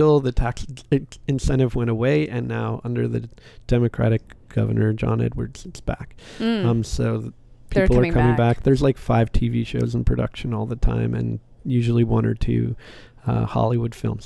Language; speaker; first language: English; native; English